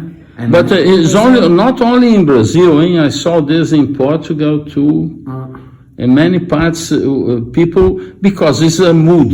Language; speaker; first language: English; non-native, learner; Portuguese